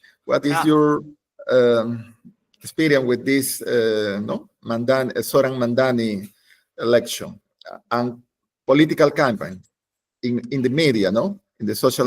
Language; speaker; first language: English; non-native, learner; Spanish